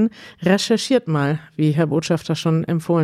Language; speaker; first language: German; native; German